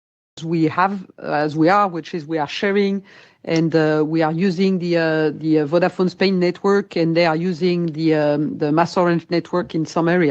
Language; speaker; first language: English; non-native, fluent; French